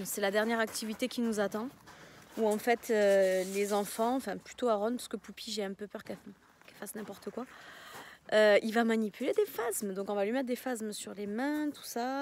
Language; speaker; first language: French; native; French